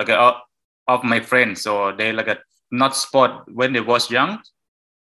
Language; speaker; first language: English; non-native, learner; Thai